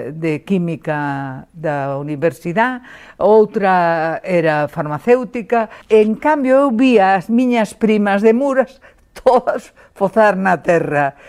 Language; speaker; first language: Galician; native; Galician